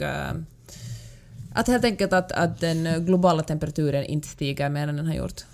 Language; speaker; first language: Swedish; native; Swedish